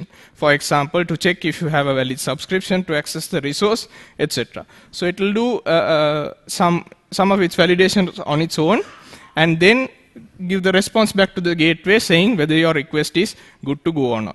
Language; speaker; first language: English; non-native, local second language; Sinhala